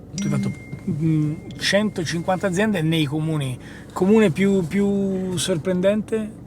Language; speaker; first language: Italian; native; Italian